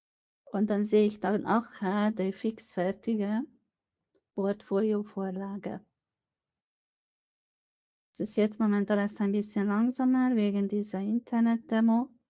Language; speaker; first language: German; non-native, fluent; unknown